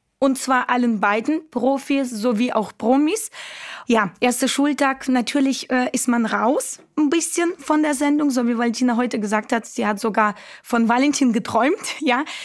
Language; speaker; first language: German; non-native, fluent; Romanian